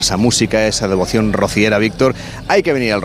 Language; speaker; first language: Spanish; native; Spanish